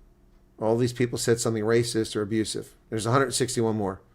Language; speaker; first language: English; native; English